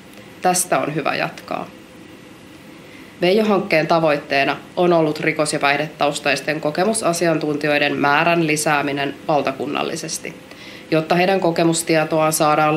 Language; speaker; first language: Finnish; native; Finnish